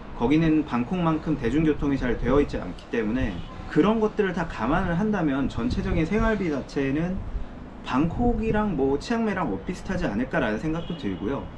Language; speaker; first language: Korean; native; Korean